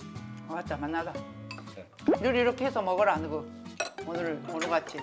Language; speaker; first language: Korean; native; Korean